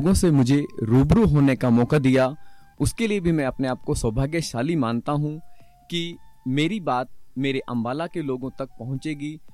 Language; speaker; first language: Hindi; native; Hindi